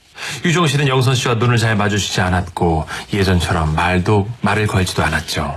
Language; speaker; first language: Korean; native; Korean